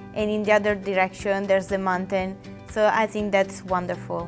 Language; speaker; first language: English; non-native, fluent; Italian